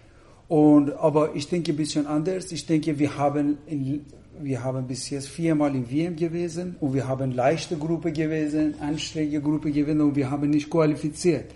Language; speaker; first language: German; non-native, fluent; Persian